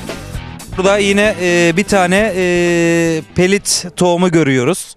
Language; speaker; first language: Turkish; native; Turkish